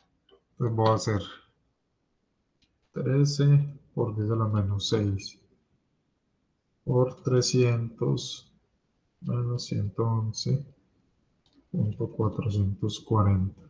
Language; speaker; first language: Spanish; native; Spanish